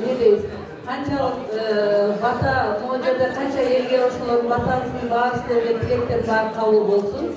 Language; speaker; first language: Kyrgyz; native; Kyrgyz